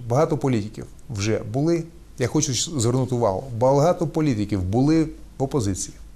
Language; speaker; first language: Ukrainian; non-native, local second language; Russian